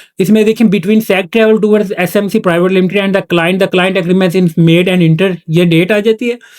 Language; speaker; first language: Urdu; non-native, local second language; Punjabi